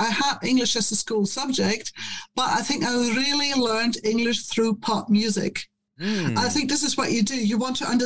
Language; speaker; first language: English; non-native, fluent; German